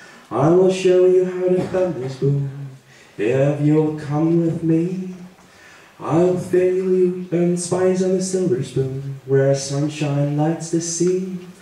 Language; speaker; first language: English; non-native, fluent; Dutch